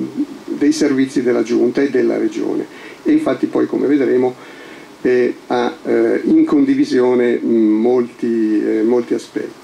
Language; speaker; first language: Italian; native; Italian